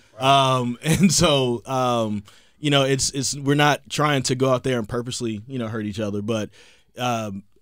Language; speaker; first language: English; native; English